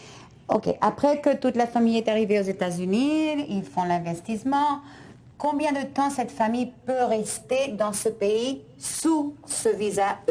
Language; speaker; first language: French; non-native, fluent; Spanish